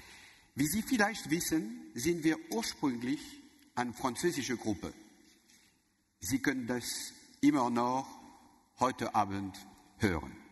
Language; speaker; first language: German; non-native, learner; French